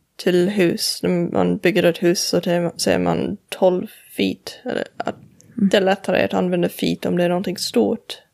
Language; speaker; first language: Swedish; non-native, fluent; English